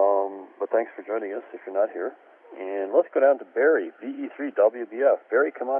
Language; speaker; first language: English; native; English